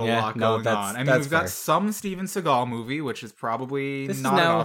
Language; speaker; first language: English; native; English